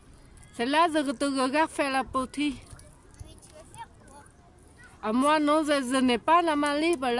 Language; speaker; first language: French; non-native, fluent; Vietnamese